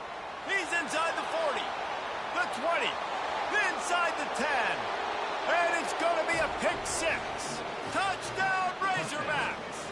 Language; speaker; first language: English; native; English